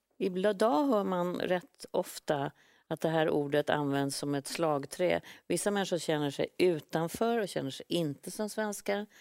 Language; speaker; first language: Swedish; native; Swedish